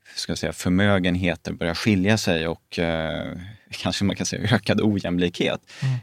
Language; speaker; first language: Swedish; native; Swedish